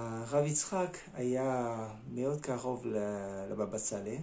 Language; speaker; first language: Hebrew; non-native, fluent; French